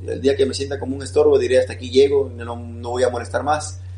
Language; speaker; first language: Spanish; native; Spanish